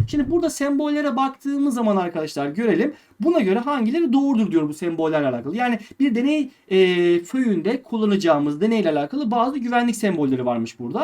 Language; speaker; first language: Turkish; native; Turkish